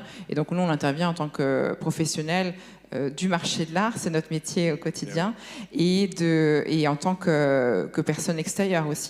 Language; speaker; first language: French; native; French